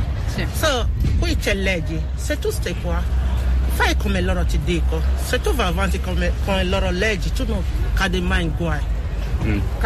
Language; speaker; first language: Italian; non-native, learner; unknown